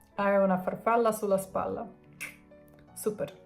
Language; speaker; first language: Italian; non-native, fluent; Ukrainian